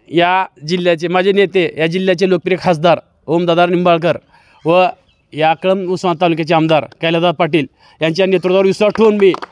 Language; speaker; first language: Marathi; native; Marathi